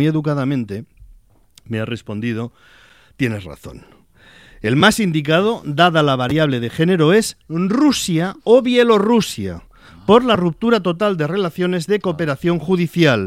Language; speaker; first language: Spanish; native; Spanish